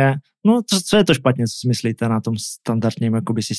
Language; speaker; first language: Czech; native; Czech